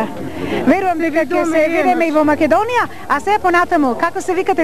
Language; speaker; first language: Macedonian; native; Macedonian